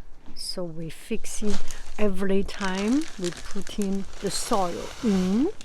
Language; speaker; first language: English; non-native, fluent; Chinese